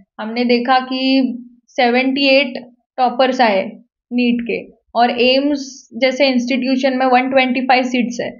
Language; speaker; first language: Hindi; non-native, local second language; Marathi